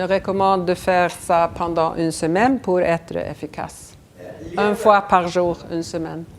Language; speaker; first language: French; non-native, fluent; Swedish